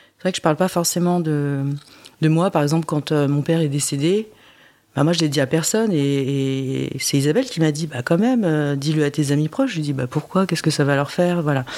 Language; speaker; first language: French; early bilingual, other home language; Korean